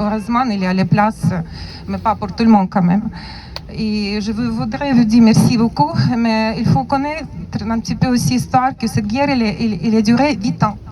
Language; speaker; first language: French; non-native, learner; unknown